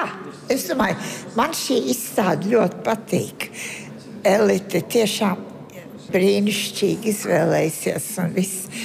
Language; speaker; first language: Latvian; early bilingual, heritage; Latvian